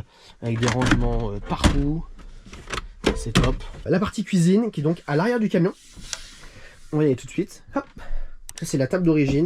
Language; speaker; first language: French; native; French